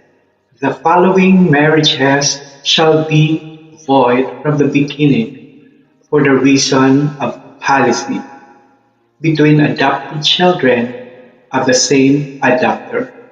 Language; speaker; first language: English; non-native, local second language; Filipino